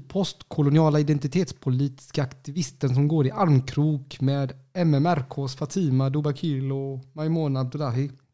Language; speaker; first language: Swedish; early bilingual, other home language; Spanish